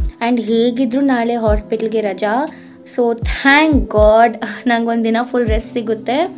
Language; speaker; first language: Kannada; native; Kannada